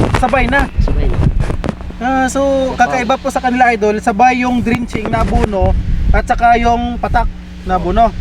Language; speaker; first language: Filipino; non-native, local second language; Hiligaynon